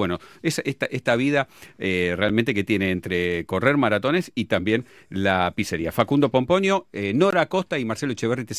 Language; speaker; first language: Spanish; native; Spanish